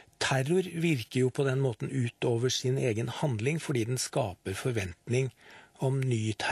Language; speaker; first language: Norwegian; native; Norwegian